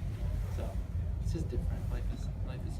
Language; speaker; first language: English; native; English